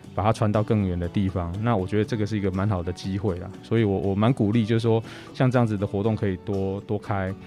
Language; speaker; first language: Chinese; native; Chinese